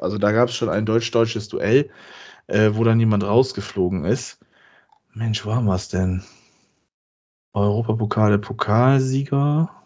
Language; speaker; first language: German; native; German